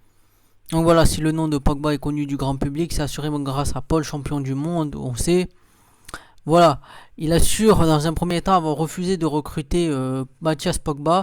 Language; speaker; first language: French; native; French